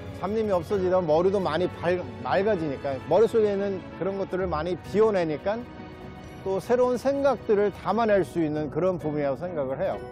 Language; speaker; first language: Korean; native; Korean